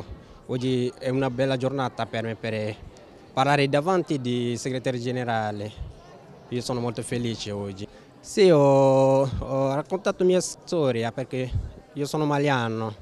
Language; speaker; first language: Italian; non-native, learner; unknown